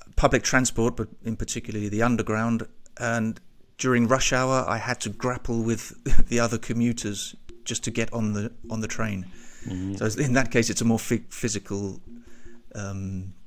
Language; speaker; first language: English; native; English